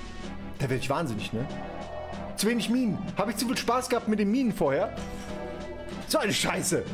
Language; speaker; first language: German; native; German